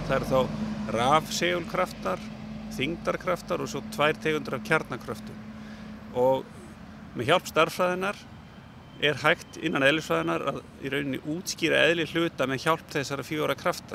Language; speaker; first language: Icelandic; native; Icelandic